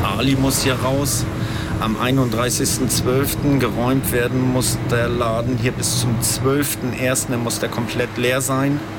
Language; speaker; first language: German; native; German